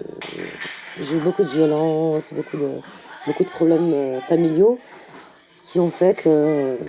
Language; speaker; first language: French; native; French